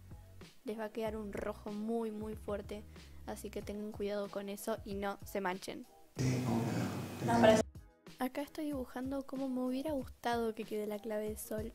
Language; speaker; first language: Spanish; native; Spanish